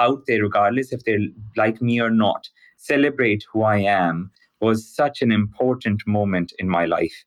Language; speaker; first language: English; non-native, local second language; Urdu